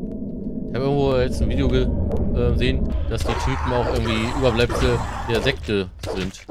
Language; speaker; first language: German; native; German